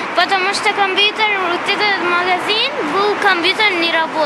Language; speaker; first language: Russian; early bilingual, heritage; Arabic